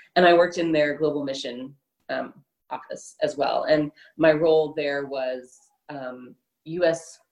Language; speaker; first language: English; native; English